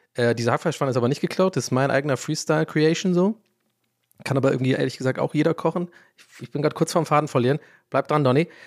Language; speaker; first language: German; early bilingual, other home language; English